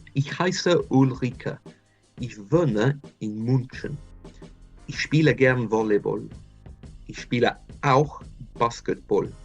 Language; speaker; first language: German; non-native, fluent; English